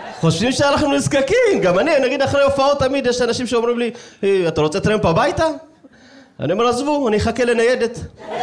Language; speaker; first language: Hebrew; early bilingual, other home language; Amharic